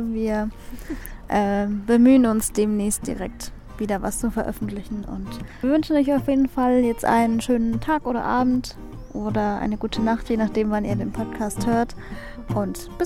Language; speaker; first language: German; native; German